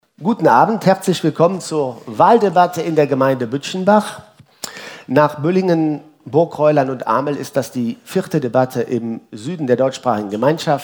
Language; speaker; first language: German; native; German